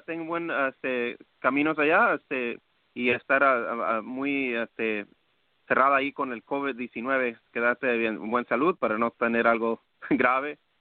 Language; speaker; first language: Spanish; early bilingual, heritage; Spanish